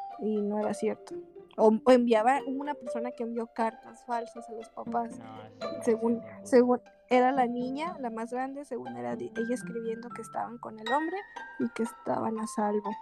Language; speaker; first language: Spanish; native; Spanish